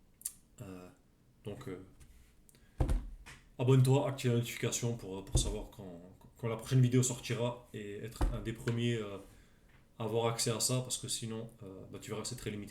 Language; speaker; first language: French; native; French